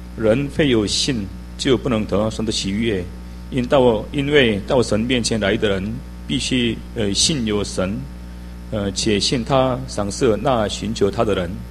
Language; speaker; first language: Chinese; non-native, fluent; Korean